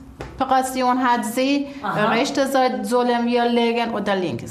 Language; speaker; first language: German; non-native, learner; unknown